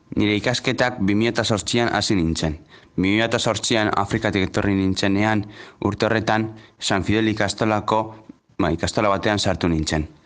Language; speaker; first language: Basque; early bilingual, other home language; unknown